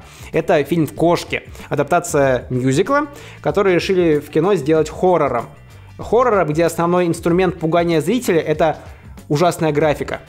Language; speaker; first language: Russian; native; Russian